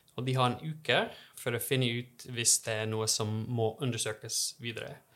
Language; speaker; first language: Norwegian; non-native, fluent; English